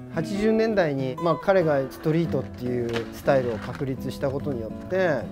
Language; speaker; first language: Japanese; native; Japanese